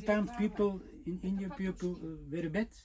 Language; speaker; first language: English; non-native, learner; Russian